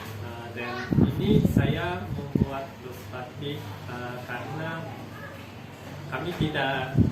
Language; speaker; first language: Indonesian; non-native, fluent; Japanese